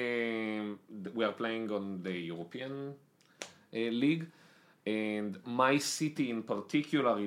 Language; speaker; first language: English; non-native, fluent; Hebrew